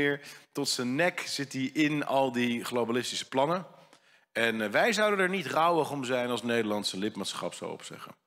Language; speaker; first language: Dutch; native; Dutch